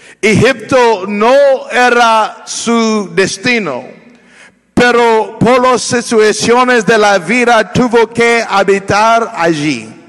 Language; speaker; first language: Spanish; non-native, learner; English